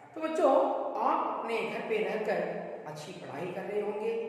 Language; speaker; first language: Hindi; non-native, local second language; Kannada